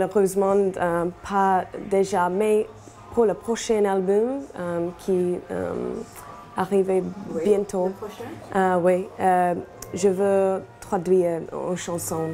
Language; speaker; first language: French; non-native, learner; English